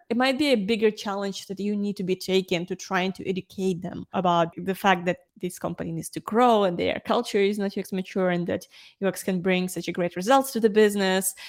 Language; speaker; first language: English; non-native, fluent; Ukrainian